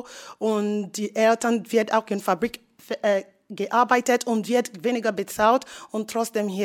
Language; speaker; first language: German; non-native, learner; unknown